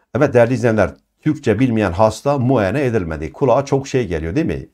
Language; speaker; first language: Turkish; non-native, local second language; Kurdish